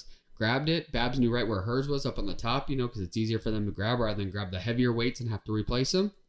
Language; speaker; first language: English; native; English